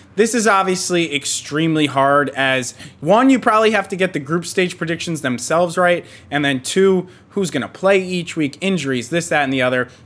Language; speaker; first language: English; native; English